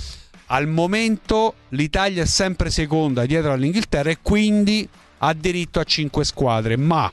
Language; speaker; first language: Italian; native; Italian